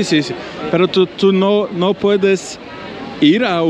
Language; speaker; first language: Spanish; non-native, learner; Turkish